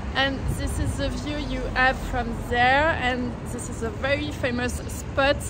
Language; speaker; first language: English; non-native, fluent; French